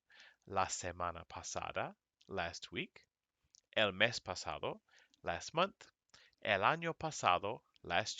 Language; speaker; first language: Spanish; non-native, fluent; English